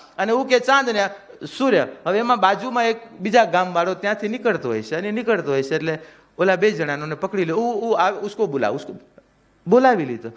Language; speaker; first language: Gujarati; non-native, local second language; Kachhi